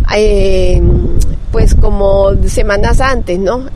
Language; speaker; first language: Spanish; native; Spanish